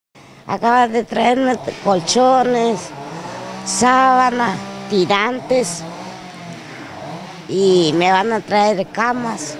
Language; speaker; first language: Spanish; native; Spanish